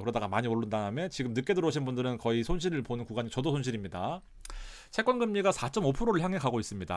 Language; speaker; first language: Korean; native; Korean